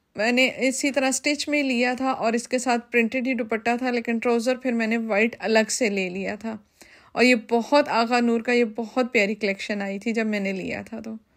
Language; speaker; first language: Urdu; native; Urdu